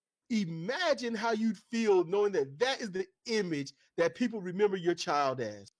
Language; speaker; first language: English; native; English